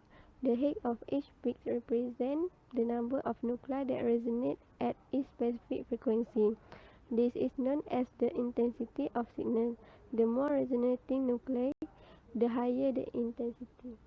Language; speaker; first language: English; non-native, fluent; Malay